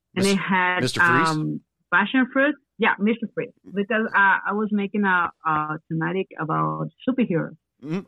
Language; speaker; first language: English; non-native, learner; Spanish